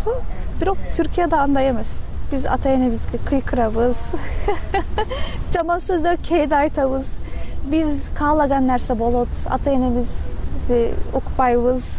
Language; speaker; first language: Kyrgyz; non-native, fluent; Turkish